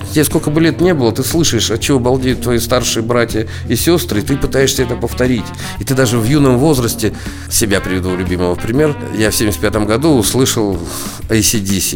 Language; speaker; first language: Russian; native; Russian